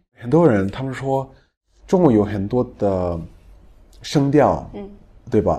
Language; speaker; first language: Chinese; non-native, fluent; English